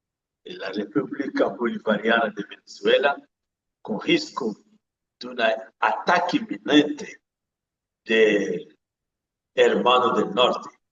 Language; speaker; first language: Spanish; non-native, learner; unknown